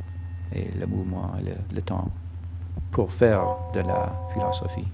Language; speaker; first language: French; non-native, fluent; English